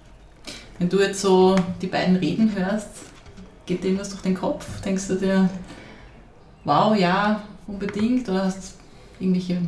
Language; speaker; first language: German; native; German